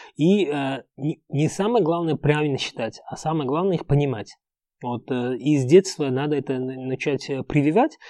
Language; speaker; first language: Russian; non-native, local second language; Uzbek